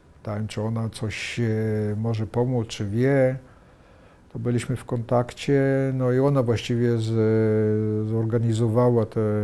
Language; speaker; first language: Polish; native; Polish